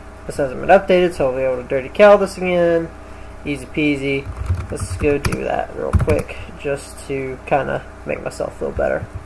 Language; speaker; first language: English; native; English